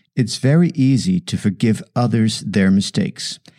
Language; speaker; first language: English; non-native, fluent; Dutch